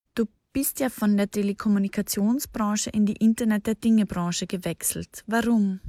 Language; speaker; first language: German; native; German